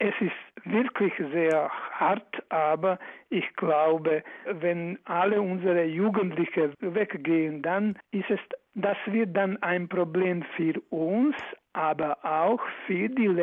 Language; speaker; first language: German; non-native, fluent; Croatian